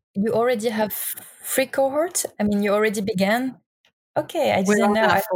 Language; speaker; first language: English; non-native, learner; French